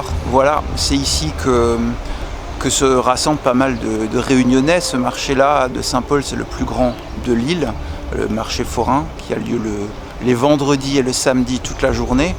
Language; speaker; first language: French; native; French